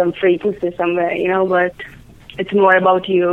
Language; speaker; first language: English; non-native, fluent; Czech